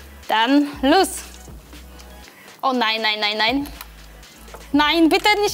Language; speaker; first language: German; non-native, fluent; Czech